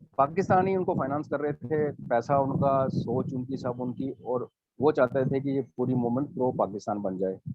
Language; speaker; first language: Hindi; non-native, local second language; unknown